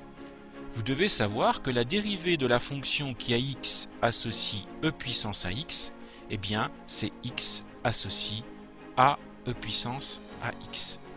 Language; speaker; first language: French; native; French